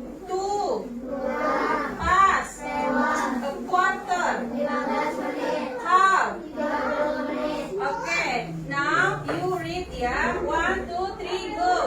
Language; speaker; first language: English; non-native, learner; Indonesian